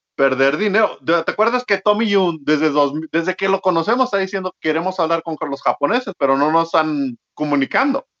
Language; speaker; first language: Spanish; early bilingual, heritage; Spanish